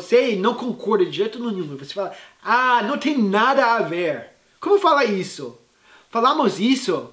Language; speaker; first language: Portuguese; non-native, fluent; English